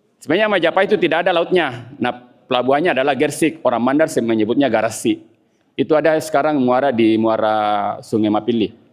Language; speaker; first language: Indonesian; non-native, local second language; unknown